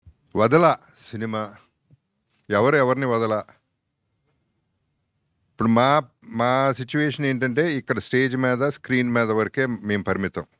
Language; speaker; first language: Telugu; native; Telugu